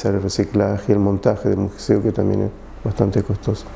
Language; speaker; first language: Spanish; native; Spanish